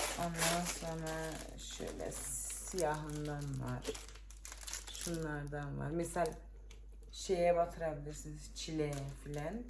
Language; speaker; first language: Turkish; early bilingual, heritage; Turkish